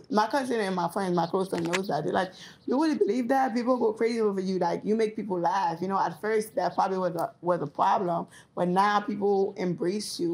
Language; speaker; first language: English; early bilingual, other home language; Haitian Creole